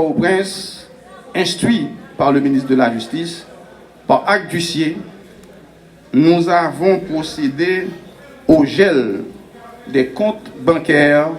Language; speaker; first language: French; non-native, local second language; Haitian Creole